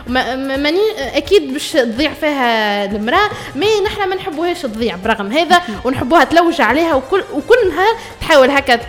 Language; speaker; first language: Arabic; native; Arabic